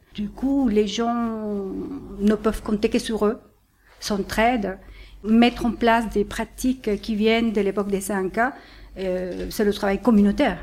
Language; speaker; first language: French; non-native, fluent; Spanish